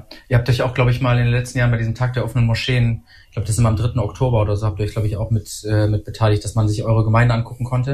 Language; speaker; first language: German; native; German